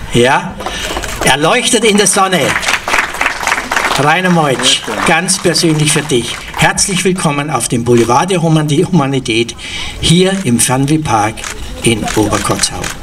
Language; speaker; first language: German; native; German